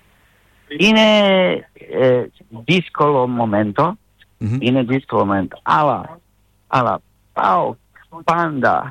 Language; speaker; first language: Greek; non-native, learner; Serbian